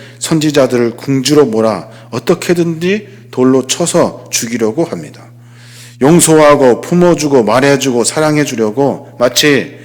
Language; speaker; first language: Korean; native; Korean